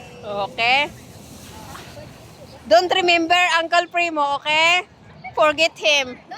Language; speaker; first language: English; non-native, local second language; Filipino